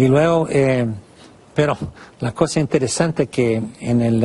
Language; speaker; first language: Spanish; non-native, fluent; English